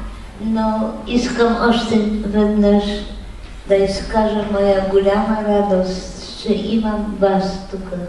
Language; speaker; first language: Bulgarian; non-native, fluent; Polish